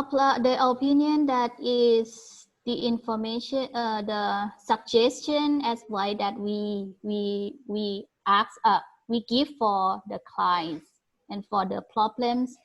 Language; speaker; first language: English; non-native, learner; Thai